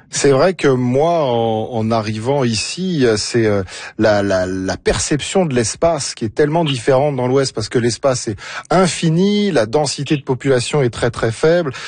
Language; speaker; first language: French; native; French